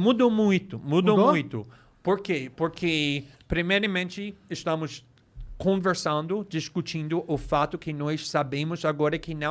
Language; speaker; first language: Portuguese; non-native, fluent; English